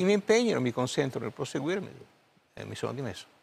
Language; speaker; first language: Italian; native; Italian